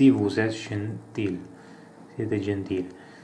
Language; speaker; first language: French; non-native, learner; Italian